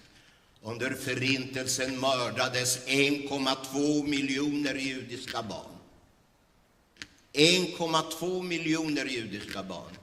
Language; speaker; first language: Swedish; early bilingual, other home language; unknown